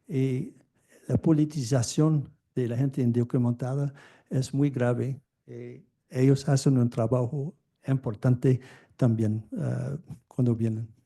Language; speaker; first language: Spanish; non-native, fluent; French